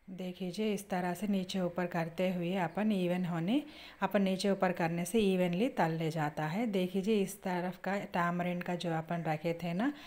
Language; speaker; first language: Hindi; non-native, local second language; Urdu